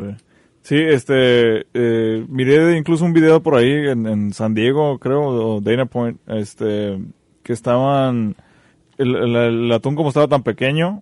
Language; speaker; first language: Spanish; native; Spanish